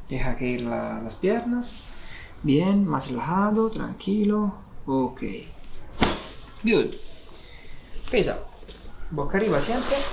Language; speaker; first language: Spanish; non-native, fluent; Italian